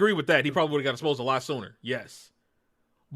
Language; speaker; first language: English; native; English